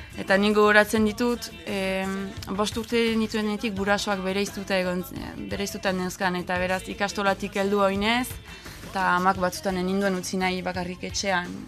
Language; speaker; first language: Basque; native; Basque